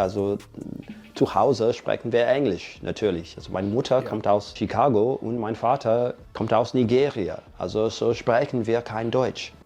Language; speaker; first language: German; non-native, fluent; English